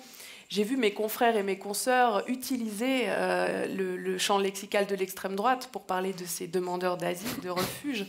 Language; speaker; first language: French; native; French